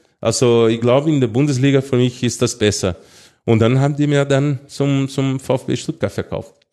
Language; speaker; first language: German; non-native, fluent; Portuguese